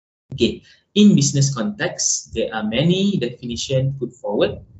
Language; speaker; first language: English; non-native, local second language; Malay